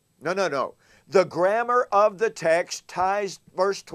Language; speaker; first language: English; native; English